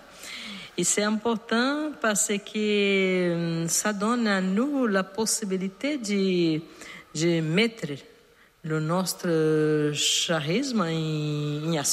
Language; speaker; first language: French; non-native, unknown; Portuguese